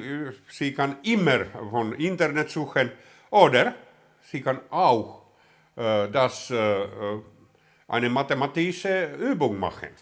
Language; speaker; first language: German; non-native, learner; Finnish